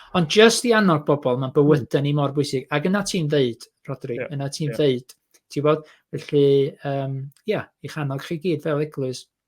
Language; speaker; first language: Welsh; native; Welsh